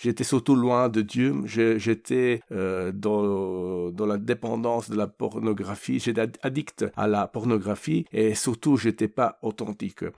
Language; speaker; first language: French; non-native, fluent; Italian